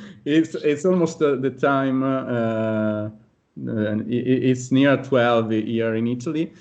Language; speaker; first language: English; non-native, fluent; Italian